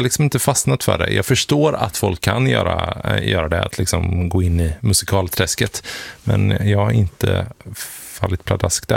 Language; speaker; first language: Swedish; native; Swedish